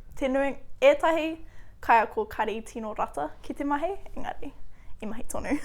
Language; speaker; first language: Māori; native; Māori